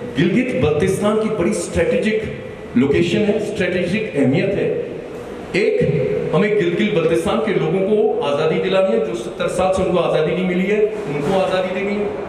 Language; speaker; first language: Urdu; non-native, local second language; Kashmiri